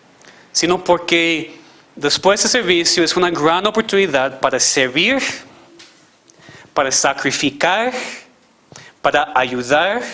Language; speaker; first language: Spanish; non-native, fluent; English